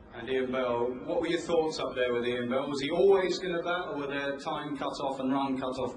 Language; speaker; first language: English; native; English